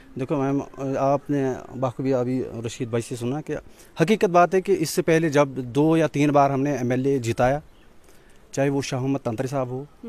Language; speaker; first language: Hindi; non-native, local second language; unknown